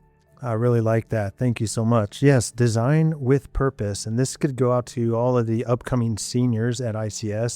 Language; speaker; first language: English; native; English